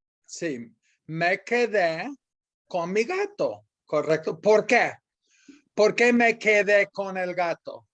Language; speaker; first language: Spanish; non-native, fluent; English